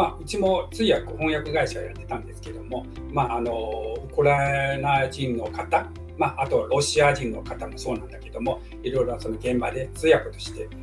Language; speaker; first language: Japanese; non-native, fluent; Chinese